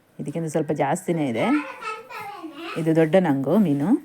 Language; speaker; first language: Kannada; native; Kannada